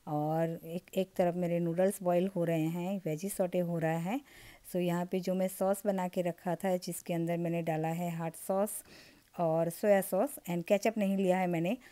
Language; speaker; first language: Hindi; native; Hindi